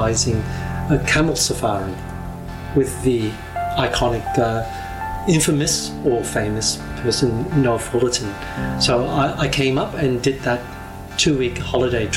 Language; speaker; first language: English; non-native, local second language; Cantonese